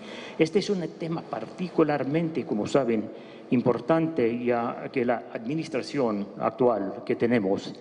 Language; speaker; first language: Spanish; non-native, fluent; English